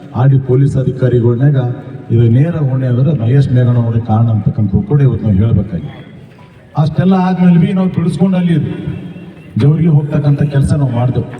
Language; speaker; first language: Kannada; native; Kannada